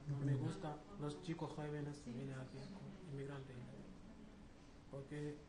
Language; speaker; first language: Spanish; non-native, learner; Wolof